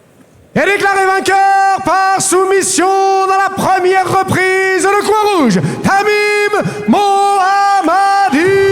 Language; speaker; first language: French; native; French